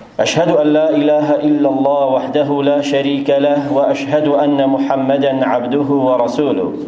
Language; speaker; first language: Central Kurdish; native; Central Kurdish